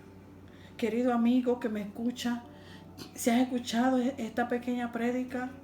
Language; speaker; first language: Spanish; native; Spanish